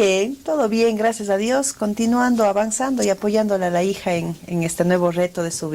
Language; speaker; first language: Spanish; native; Spanish